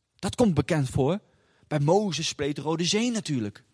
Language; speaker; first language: Dutch; native; Dutch